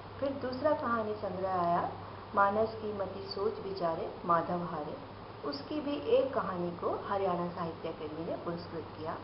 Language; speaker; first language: Hindi; native; Hindi